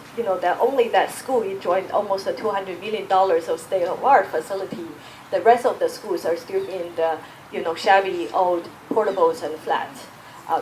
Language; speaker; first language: English; non-native, fluent; Chinese